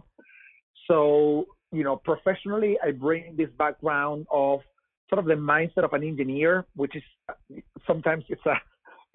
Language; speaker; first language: English; non-native, fluent; Spanish